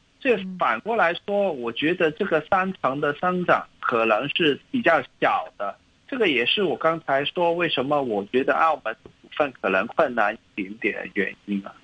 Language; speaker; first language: Chinese; non-native, local second language; Cantonese